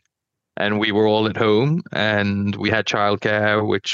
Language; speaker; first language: English; non-native, local second language; Yoruba